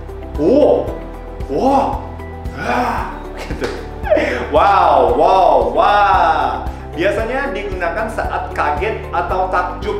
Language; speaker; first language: Indonesian; non-native, fluent; Japanese